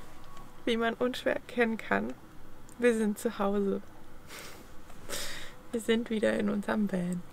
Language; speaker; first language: German; native; German